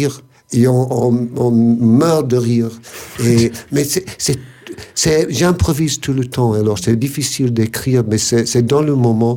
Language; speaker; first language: French; non-native, fluent; English